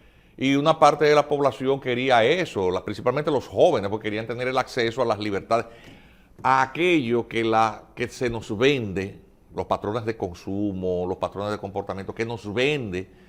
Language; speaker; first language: Spanish; native; Spanish